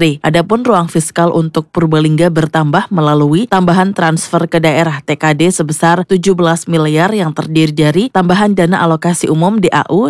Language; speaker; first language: Indonesian; native; Indonesian